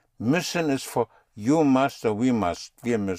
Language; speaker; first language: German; non-native, fluent; English